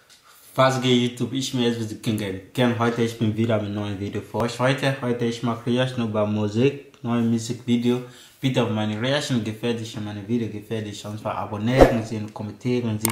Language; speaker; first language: German; non-native, learner; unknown